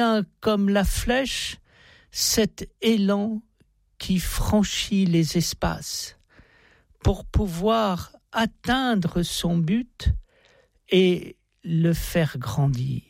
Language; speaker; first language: French; native; French